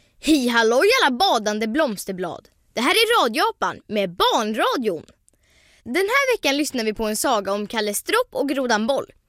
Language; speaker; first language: Swedish; native; Swedish